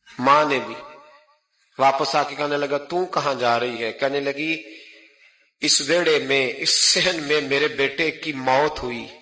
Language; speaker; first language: Urdu; non-native, local second language; Punjabi